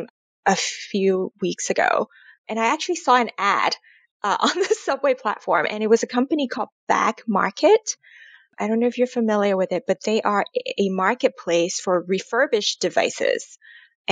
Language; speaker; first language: English; non-native, local second language; Cantonese